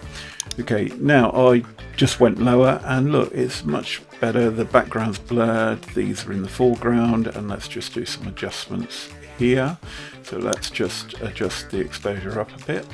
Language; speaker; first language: English; native; English